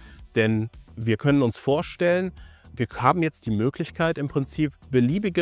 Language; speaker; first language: German; native; German